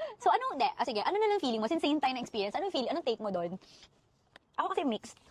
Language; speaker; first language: Filipino; native; Filipino